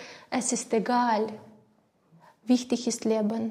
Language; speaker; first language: German; non-native, learner; Ukrainian